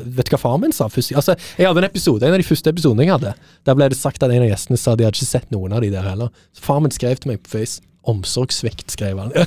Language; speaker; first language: Norwegian; native; Norwegian